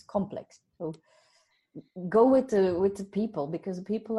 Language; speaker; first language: English; native; English